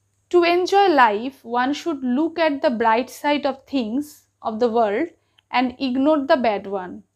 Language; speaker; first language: English; non-native, local second language; Bangla